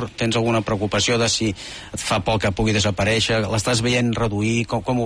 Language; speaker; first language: Catalan; native; Catalan